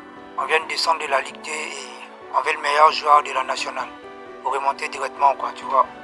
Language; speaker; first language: French; native; French